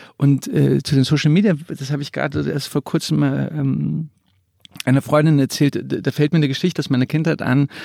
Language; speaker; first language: German; early bilingual, other home language; Croatian